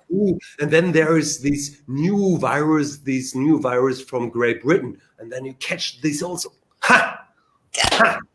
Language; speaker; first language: English; non-native, learner; German